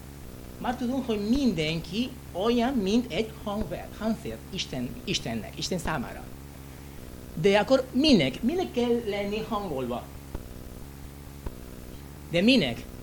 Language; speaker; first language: Hungarian; non-native, learner; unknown